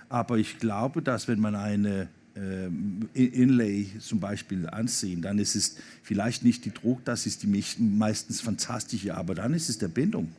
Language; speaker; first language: German; non-native, learner; Danish